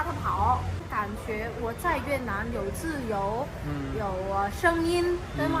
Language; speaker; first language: Chinese; non-native, learner; Vietnamese